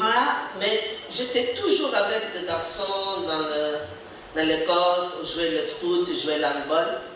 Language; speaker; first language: French; non-native, learner; Portuguese